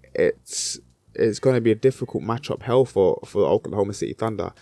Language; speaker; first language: English; native; English